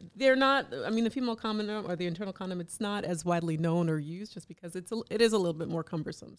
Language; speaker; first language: English; native; English